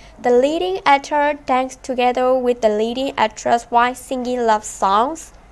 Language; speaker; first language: English; non-native, fluent; Burmese